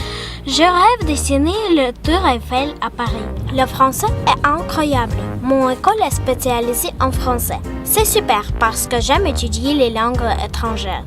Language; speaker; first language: French; non-native, learner; Ukrainian